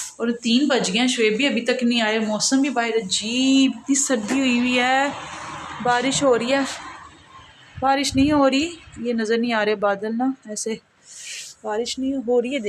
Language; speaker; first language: Urdu; native; Urdu